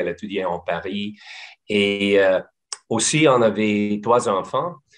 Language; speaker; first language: French; non-native, local second language; English